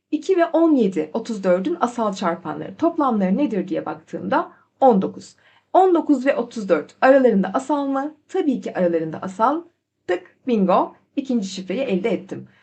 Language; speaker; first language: Turkish; native; Turkish